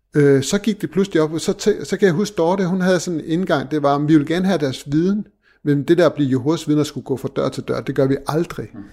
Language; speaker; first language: Danish; native; Danish